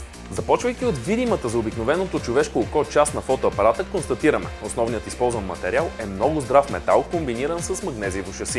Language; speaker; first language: Bulgarian; native; Bulgarian